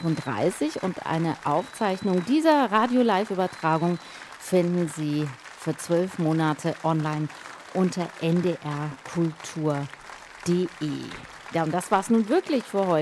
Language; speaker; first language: German; native; German